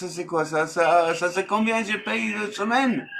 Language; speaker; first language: French; non-native, learner; English